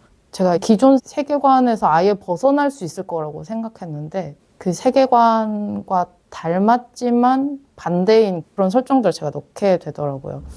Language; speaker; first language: Korean; native; Korean